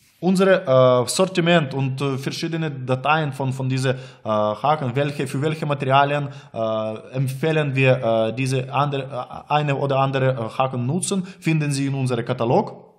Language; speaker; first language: German; non-native, learner; Russian